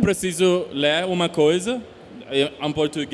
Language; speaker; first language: Portuguese; non-native, learner; Spanish